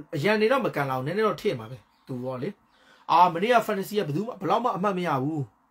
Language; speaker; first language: Burmese; native; Burmese